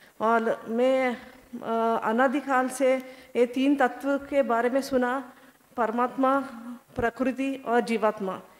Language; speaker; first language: Hindi; non-native, local second language; Telugu